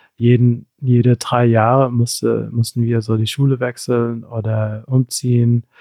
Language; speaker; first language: German; native; German